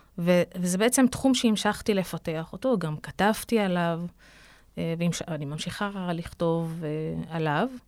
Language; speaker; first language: Hebrew; non-native, local second language; Arabic